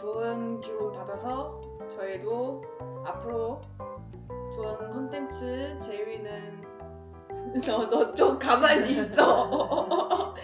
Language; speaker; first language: Korean; non-native, fluent; Chinese